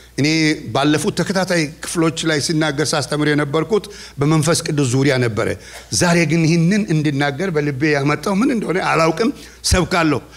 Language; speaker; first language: Amharic; non-native, local second language; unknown